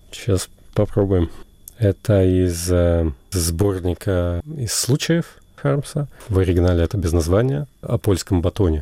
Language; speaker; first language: Russian; native; Russian